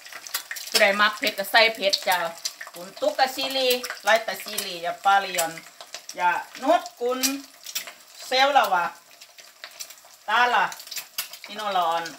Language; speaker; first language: Finnish; non-native, learner; Thai